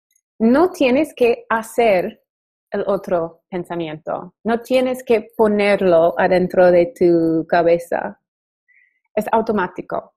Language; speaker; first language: Spanish; non-native, learner; English